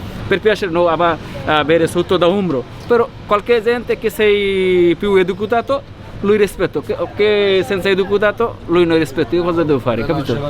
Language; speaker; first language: Italian; non-native, learner; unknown